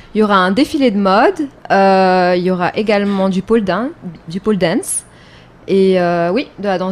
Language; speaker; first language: French; native; French